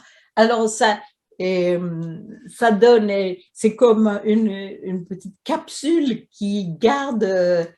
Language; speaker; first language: French; non-native, fluent; Swedish